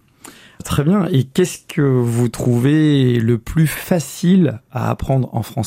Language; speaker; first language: French; native; French